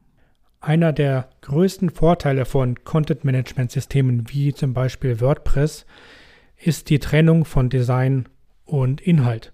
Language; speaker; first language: German; native; German